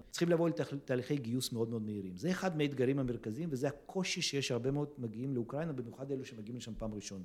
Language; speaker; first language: Hebrew; early bilingual, other home language; Russian